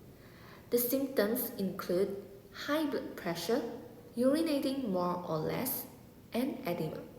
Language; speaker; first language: English; non-native, local second language; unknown